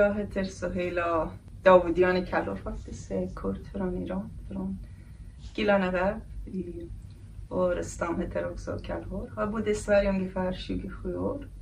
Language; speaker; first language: Swedish; non-native, fluent; Kurdish